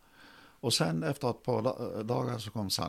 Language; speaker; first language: Swedish; non-native, fluent; Arabic